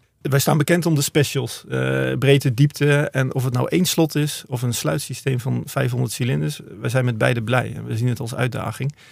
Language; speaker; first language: Dutch; native; Dutch